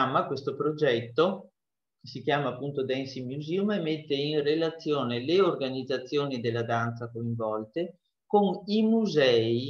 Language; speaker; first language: Italian; native; Italian